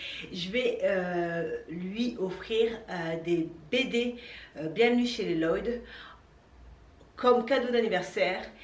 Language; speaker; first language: French; native; French